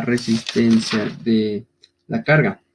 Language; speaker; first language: Spanish; native; Spanish